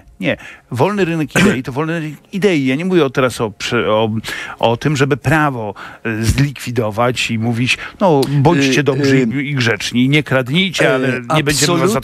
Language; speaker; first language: Polish; native; Polish